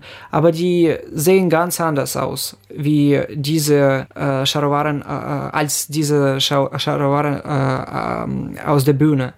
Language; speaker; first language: German; non-native, fluent; Ukrainian